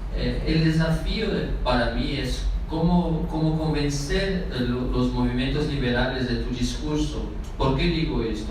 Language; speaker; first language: Spanish; non-native, fluent; Portuguese